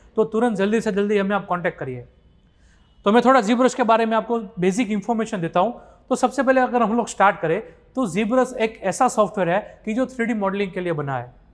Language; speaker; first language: Hindi; non-native, local second language; Gujarati